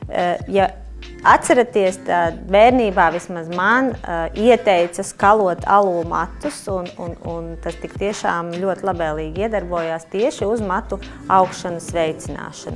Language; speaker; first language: Latvian; native; Latvian